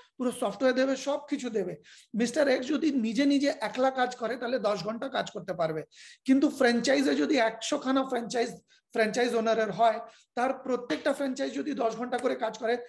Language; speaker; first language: Bangla; non-native, fluent; Hindi